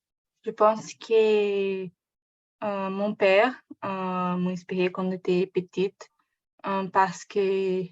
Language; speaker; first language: French; non-native, learner; Portuguese